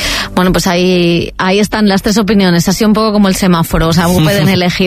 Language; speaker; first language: Spanish; native; Spanish